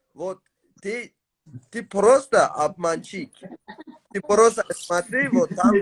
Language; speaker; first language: Russian; non-native, learner; Tajik